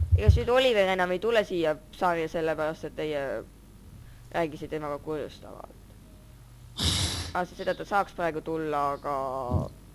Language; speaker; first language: Estonian; native; Estonian